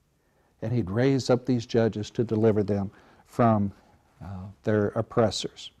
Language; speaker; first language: English; native; English